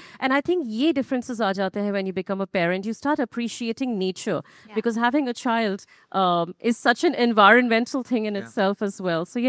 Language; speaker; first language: English; non-native, local second language; Hindi